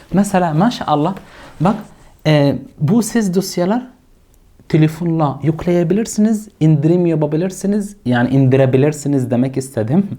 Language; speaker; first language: Turkish; non-native, fluent; Arabic